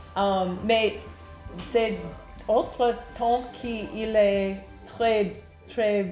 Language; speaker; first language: French; non-native, learner; English